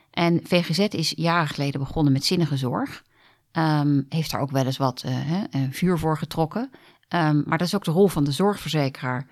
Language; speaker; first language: Dutch; native; Dutch